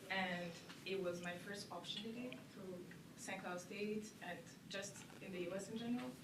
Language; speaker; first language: English; non-native, local second language; Kinyarwanda